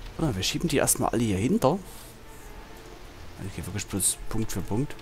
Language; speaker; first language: German; native; German